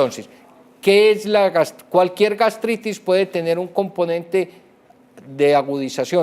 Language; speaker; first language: Spanish; native; Spanish